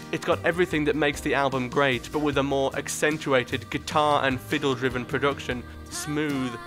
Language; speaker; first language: English; native; English